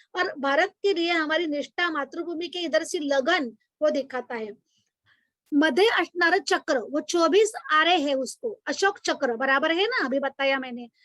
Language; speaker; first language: Hindi; non-native, local second language; Marathi